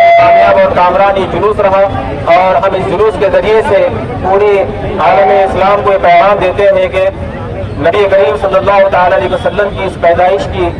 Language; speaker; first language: Urdu; native; Urdu